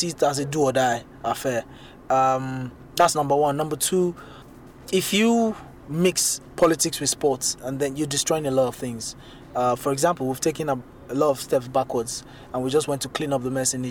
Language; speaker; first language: English; non-native, local second language; Yoruba